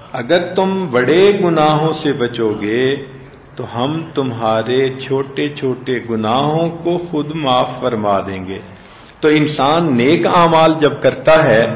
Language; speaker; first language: Urdu; non-native, local second language; Punjabi